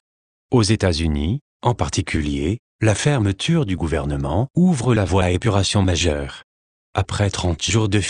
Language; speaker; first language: French; native; French